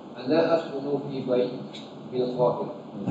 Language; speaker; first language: Arabic; non-native, learner; Malay